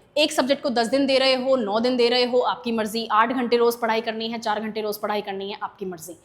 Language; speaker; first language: Hindi; native; Hindi